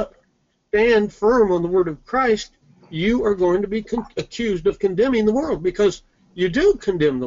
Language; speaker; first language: English; native; English